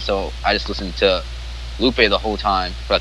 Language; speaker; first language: English; non-native, fluent; Arabic